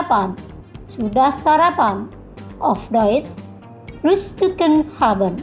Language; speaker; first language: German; non-native, fluent; Indonesian